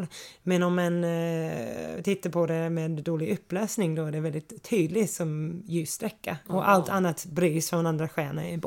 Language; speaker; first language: Swedish; non-native, fluent; English